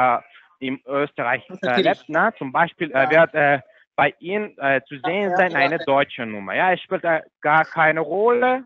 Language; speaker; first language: German; non-native, fluent; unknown